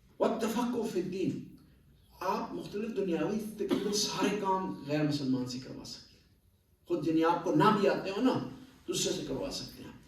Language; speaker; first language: Urdu; non-native, local second language; Punjabi